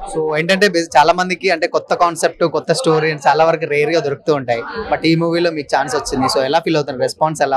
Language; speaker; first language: Telugu; native; Telugu